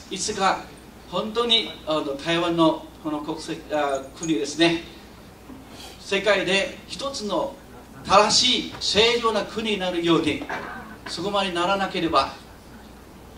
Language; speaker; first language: Japanese; non-native, fluent; Chinese